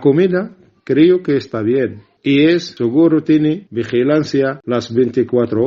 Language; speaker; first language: Spanish; non-native, learner; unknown